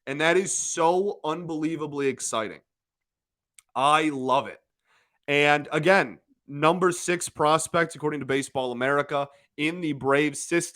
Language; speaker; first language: English; native; English